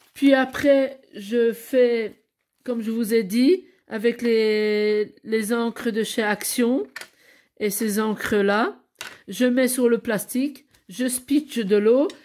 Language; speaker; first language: French; native; French